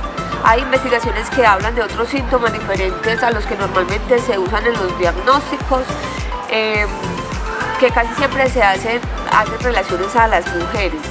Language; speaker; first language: Spanish; native; Spanish